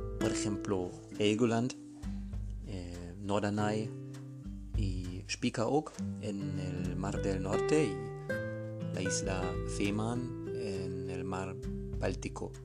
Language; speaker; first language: Spanish; non-native, learner; German